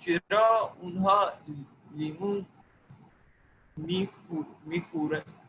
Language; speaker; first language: Persian; non-native, learner; Urdu